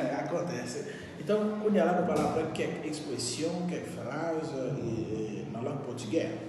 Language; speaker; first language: Portuguese; non-native, learner; Haitian Creole